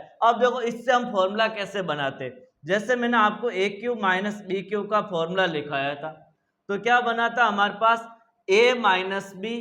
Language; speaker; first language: Hindi; native; Hindi